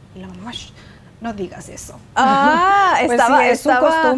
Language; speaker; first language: Spanish; non-native, fluent; Chinese